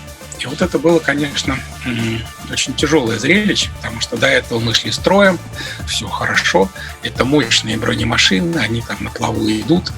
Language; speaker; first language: Russian; native; Russian